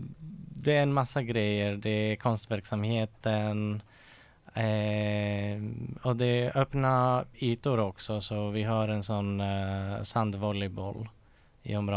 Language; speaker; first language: Swedish; non-native, fluent; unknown